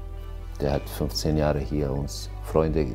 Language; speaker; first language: German; non-native, fluent; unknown